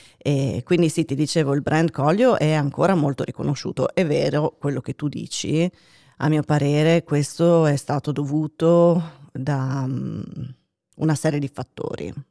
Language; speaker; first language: Italian; native; Italian